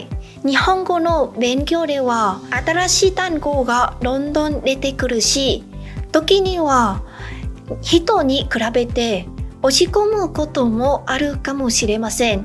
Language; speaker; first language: Japanese; non-native, fluent; Vietnamese